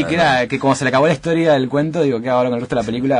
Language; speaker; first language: Spanish; native; Spanish